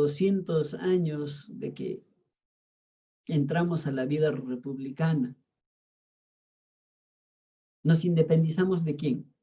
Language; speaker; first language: Spanish; native; Spanish